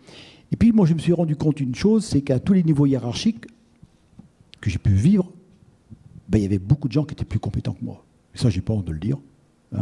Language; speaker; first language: French; native; French